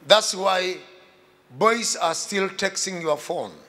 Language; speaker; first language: English; non-native, local second language; Swahili